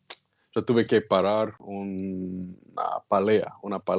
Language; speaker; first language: Spanish; non-native, learner; English